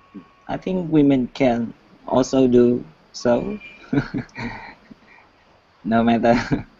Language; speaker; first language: English; non-native, learner; Vietnamese